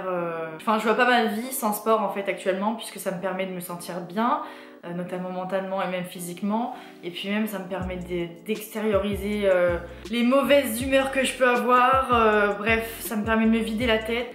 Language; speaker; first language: French; native; French